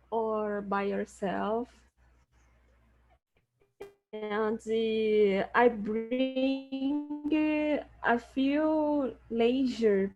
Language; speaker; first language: English; non-native, learner; Portuguese